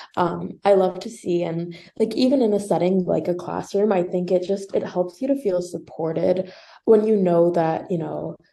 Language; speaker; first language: English; native; English